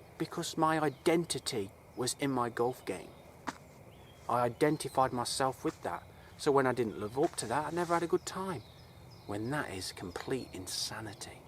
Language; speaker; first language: English; native; English